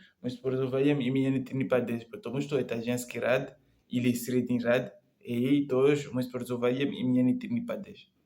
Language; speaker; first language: Russian; non-native, learner; Comorian